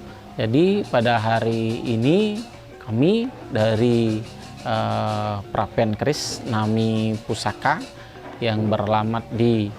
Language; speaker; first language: Indonesian; native; Indonesian